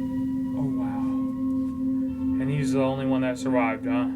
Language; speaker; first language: English; native; English